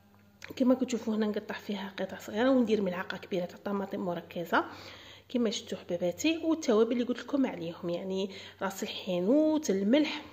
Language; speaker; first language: Arabic; native; Arabic